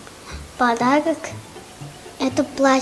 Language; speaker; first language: Russian; non-native, local second language; Tajik